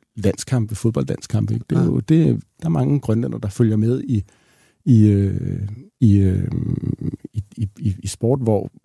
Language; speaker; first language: Danish; native; Danish